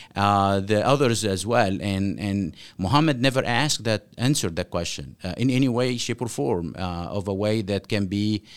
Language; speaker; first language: English; non-native, fluent; Arabic